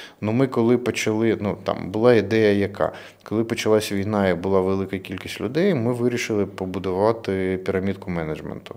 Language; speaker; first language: Ukrainian; non-native, local second language; Russian